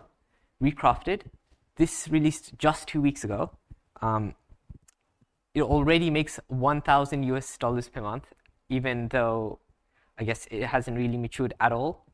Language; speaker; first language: English; native; English